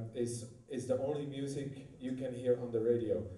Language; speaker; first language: English; non-native, fluent; Dutch